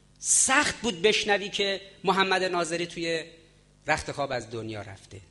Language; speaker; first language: Persian; native; Persian